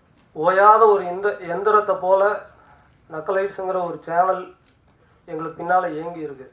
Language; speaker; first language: Tamil; native; Tamil